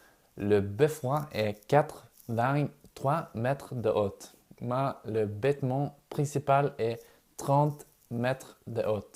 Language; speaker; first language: French; non-native, learner; Norwegian